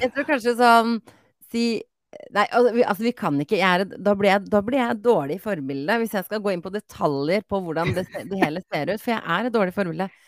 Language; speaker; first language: Norwegian; native; Norwegian